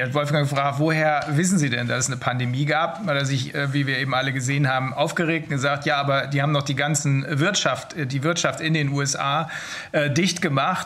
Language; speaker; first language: German; native; German